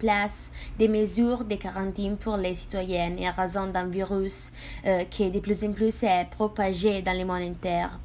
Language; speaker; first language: French; non-native, fluent; Italian